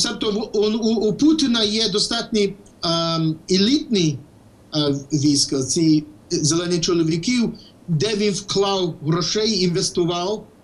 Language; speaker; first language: Ukrainian; early bilingual, heritage; Ukrainian